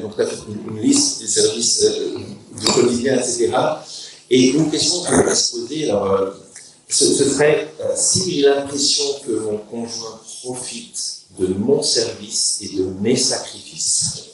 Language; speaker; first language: French; native; French